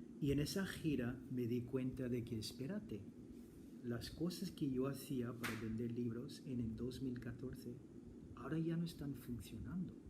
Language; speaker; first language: Spanish; non-native, fluent; English